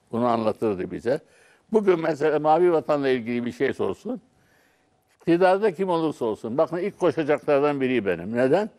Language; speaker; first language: Turkish; non-native, local second language; Arabic